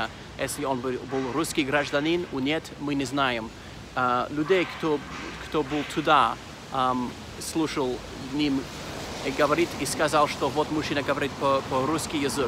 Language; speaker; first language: Russian; non-native, learner; English